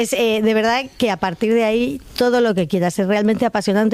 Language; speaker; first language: Spanish; native; Spanish